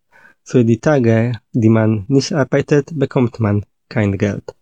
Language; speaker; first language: German; non-native, learner; Polish